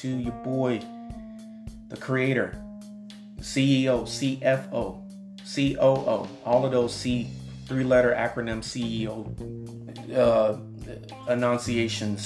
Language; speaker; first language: English; native; English